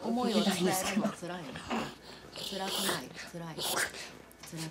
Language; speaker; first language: Japanese; native; Japanese